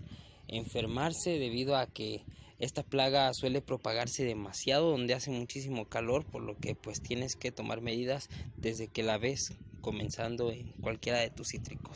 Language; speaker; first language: Spanish; native; Spanish